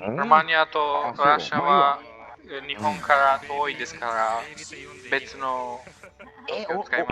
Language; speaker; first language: Japanese; non-native, learner; Romanian